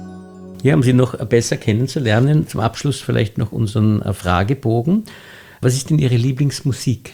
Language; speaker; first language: German; native; German